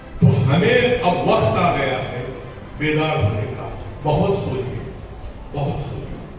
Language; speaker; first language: Urdu; native; Urdu